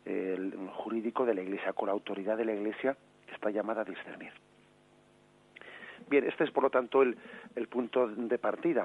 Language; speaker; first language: Spanish; native; Spanish